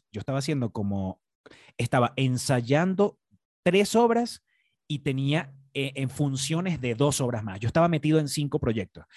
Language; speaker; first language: Spanish; native; Spanish